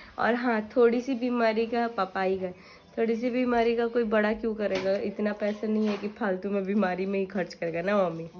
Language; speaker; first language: Hindi; native; Hindi